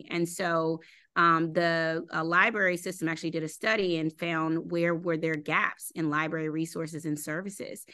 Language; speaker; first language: English; native; English